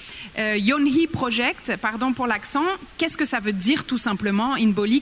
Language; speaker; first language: French; native; French